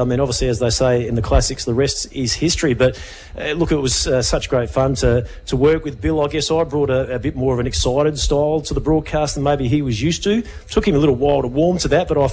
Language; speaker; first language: English; native; English